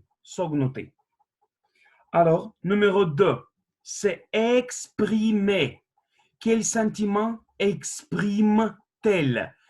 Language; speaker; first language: French; non-native, fluent; Russian